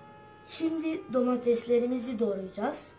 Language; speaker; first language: Turkish; non-native, learner; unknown